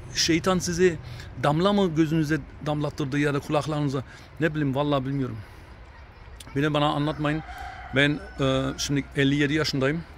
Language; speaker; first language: Turkish; early bilingual, heritage; Turkish